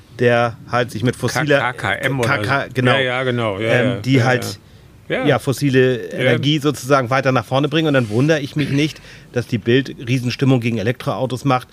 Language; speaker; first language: German; native; German